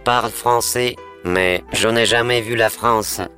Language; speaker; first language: French; non-native, fluent; Russian